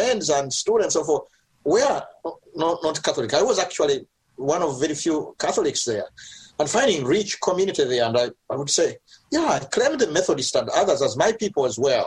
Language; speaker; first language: English; non-native, local second language; Ganda